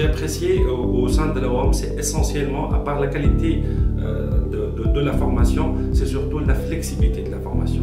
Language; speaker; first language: French; non-native, local second language; Arabic